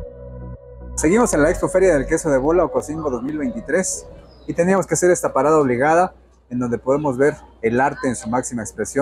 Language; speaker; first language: Spanish; native; Spanish